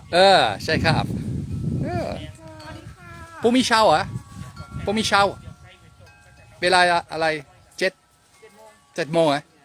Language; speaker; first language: Thai; non-native, learner; French